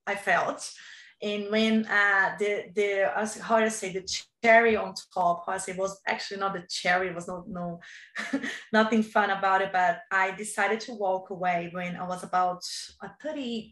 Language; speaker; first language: English; non-native, fluent; Portuguese